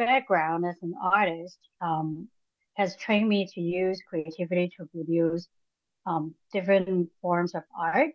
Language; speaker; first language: English; non-native, local second language; Cantonese